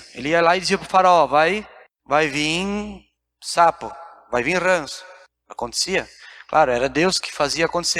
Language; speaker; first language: Portuguese; native; Portuguese